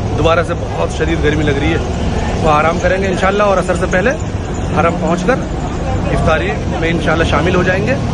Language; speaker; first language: Urdu; native; Urdu